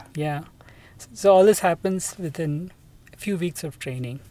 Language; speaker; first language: English; non-native, local second language; Telugu